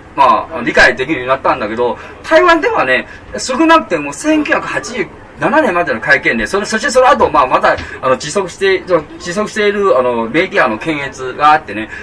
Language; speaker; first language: Japanese; non-native, fluent; Chinese